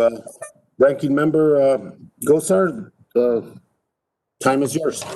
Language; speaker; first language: English; native; English